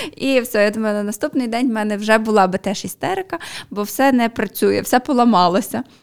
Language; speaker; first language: Ukrainian; native; Ukrainian